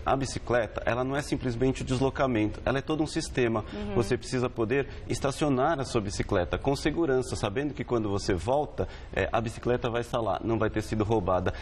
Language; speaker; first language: Portuguese; native; Portuguese